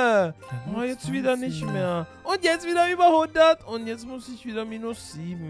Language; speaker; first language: German; native; German